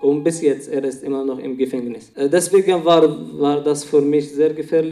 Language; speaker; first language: German; non-native, fluent; Arabic